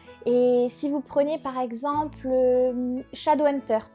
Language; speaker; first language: French; native; French